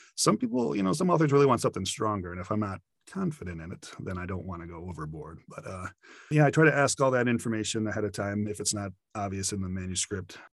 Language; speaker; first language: English; native; English